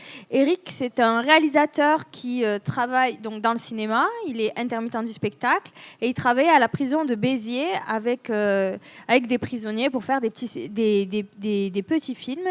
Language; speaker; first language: French; native; French